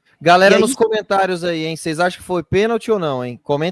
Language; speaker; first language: Portuguese; native; Portuguese